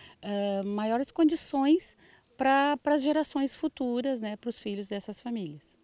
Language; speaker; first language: Portuguese; native; Portuguese